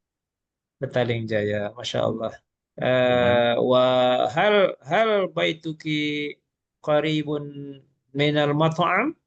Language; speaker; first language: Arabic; non-native, fluent; Malay